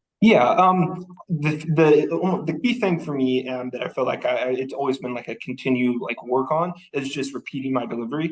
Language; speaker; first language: English; native; English